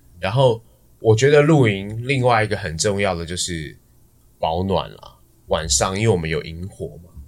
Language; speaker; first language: Chinese; native; Chinese